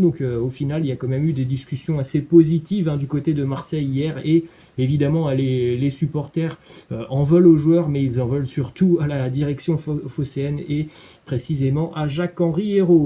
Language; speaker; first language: French; native; French